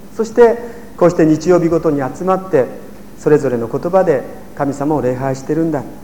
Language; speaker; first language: Japanese; native; Japanese